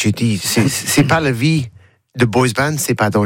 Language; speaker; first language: French; non-native, learner; English